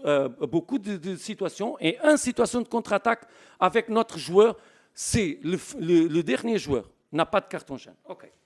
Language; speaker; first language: French; non-native, learner; Portuguese